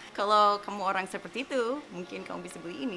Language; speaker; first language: Indonesian; non-native, fluent; English